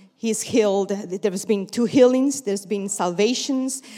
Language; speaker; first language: English; early bilingual, other home language; Spanish